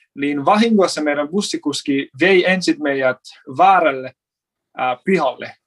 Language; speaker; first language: Finnish; non-native, fluent; Persian